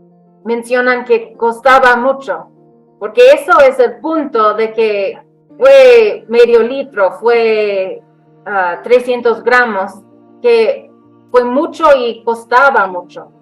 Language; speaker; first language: Spanish; non-native, fluent; English